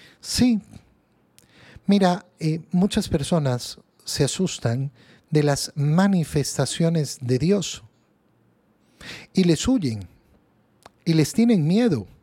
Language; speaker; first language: Spanish; native; Spanish